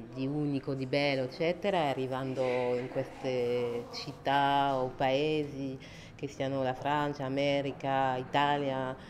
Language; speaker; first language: Italian; non-native, fluent; French